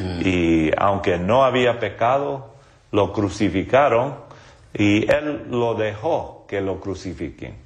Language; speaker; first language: Spanish; non-native, local second language; English